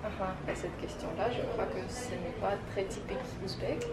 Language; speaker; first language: French; non-native, fluent; Tajik